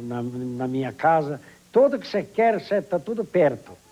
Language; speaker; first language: Portuguese; non-native, fluent; Polish